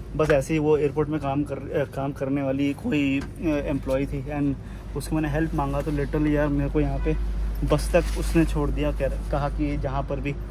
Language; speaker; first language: Hindi; native; Hindi